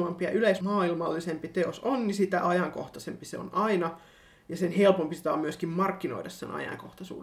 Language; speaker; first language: Finnish; native; Finnish